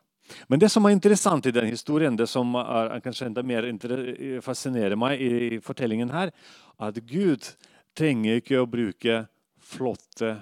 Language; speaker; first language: Norwegian; non-native, fluent; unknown